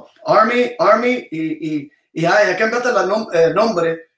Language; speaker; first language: Spanish; early bilingual, other home language; English